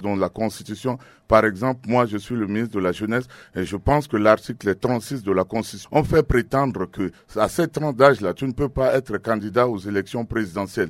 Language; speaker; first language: French; non-native, local second language; Sango